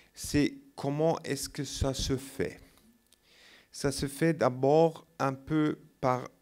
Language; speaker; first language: French; non-native, fluent; German